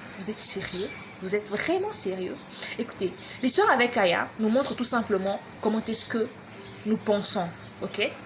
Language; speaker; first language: French; non-native, local second language; Lingala